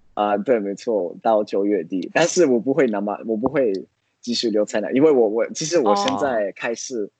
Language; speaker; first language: Chinese; non-native, fluent; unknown